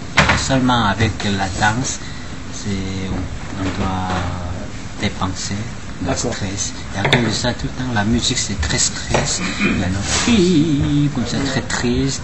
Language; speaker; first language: French; non-native, learner; Korean